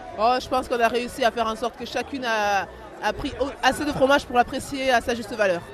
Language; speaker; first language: French; native; French